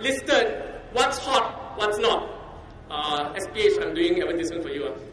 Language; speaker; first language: English; non-native, local second language; Chinese